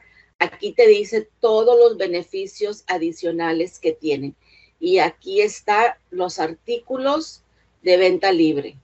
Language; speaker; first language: Spanish; early bilingual, heritage; Spanish